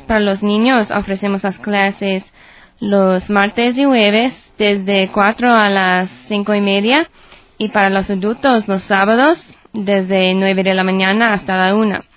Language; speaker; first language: Spanish; non-native, learner; English